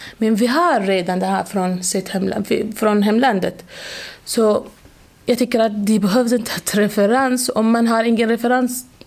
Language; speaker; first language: Swedish; non-native, fluent; Arabic